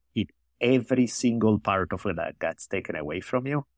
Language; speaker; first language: English; non-native, fluent; Italian